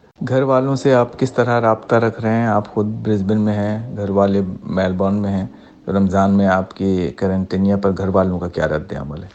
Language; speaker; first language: Urdu; native; Urdu